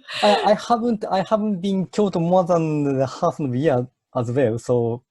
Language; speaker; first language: English; non-native, fluent; Japanese